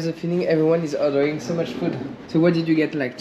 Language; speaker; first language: English; non-native, learner; French